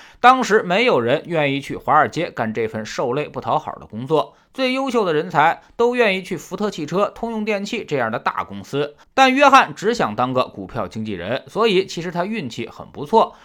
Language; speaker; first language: Chinese; native; Chinese